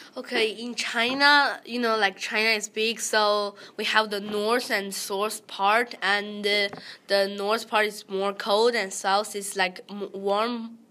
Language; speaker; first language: English; early bilingual, other home language; Chinese